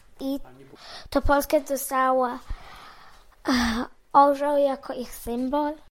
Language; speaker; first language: Polish; early bilingual, heritage; Polish